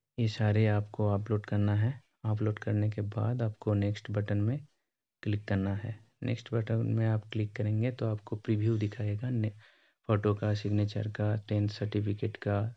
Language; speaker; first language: Hindi; non-native, local second language; Bangla